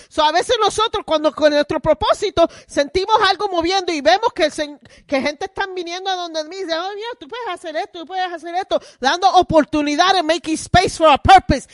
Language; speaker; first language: Spanish; early bilingual, heritage; Spanish